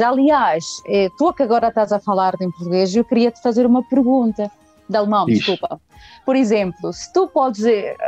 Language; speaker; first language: Portuguese; early bilingual, heritage; Portuguese